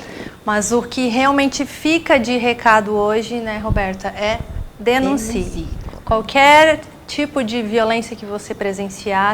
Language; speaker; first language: Portuguese; native; Portuguese